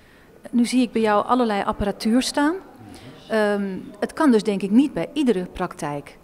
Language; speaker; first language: Dutch; native; Dutch